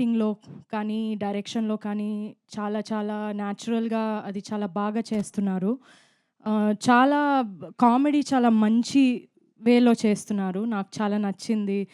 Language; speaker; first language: Telugu; non-native, fluent; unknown